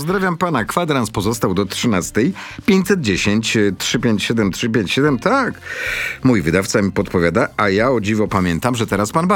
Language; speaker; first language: Polish; native; Polish